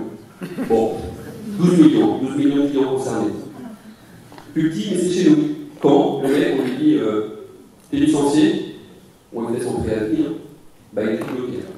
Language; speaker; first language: French; native; French